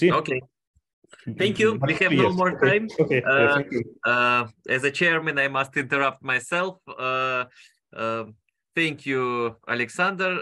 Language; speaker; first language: English; non-native, fluent; Russian